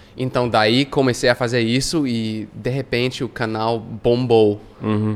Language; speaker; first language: Portuguese; non-native, fluent; English